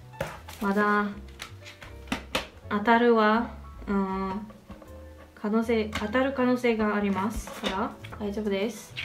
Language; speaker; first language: Japanese; non-native, learner; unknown